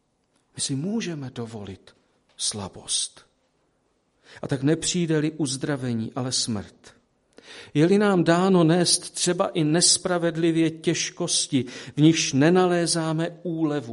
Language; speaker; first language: Czech; native; Czech